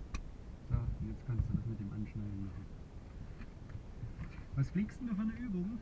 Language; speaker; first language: German; native; German